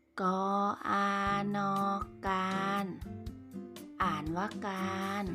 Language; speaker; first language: Thai; native; Thai